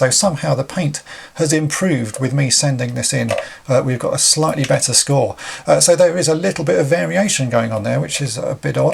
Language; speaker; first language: English; native; English